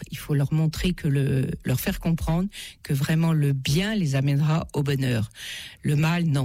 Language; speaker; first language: French; native; French